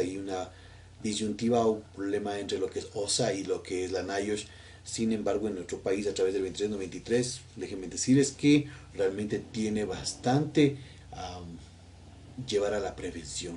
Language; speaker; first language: Spanish; native; Spanish